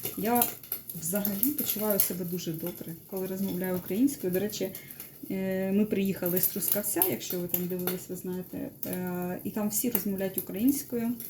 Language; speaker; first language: Ukrainian; non-native, local second language; Russian